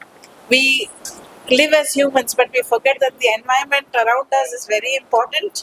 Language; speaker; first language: English; non-native, local second language; Kannada